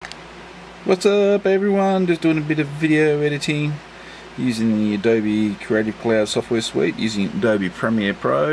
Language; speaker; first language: English; native; English